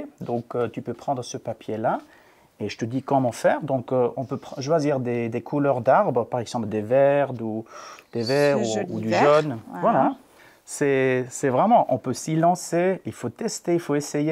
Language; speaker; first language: French; native; French